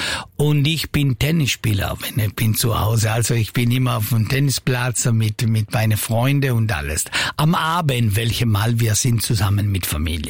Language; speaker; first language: German; non-native, fluent; Italian